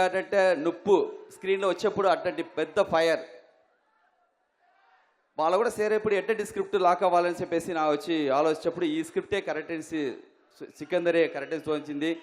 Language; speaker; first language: Telugu; non-native, learner; Tamil